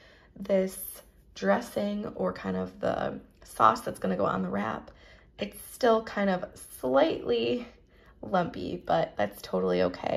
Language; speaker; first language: English; native; English